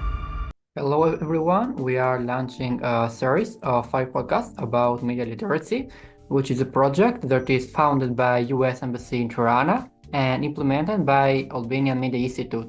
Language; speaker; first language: English; non-native, fluent; Albanian